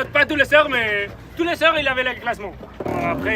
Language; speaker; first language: French; non-native, fluent; Spanish